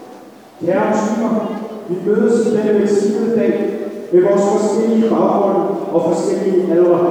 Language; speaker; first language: Danish; non-native, fluent; Arabic